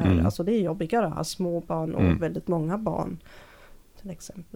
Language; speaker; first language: Swedish; non-native, fluent; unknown